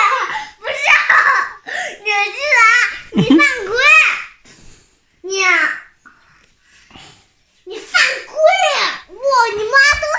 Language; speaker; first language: Chinese; native; Chinese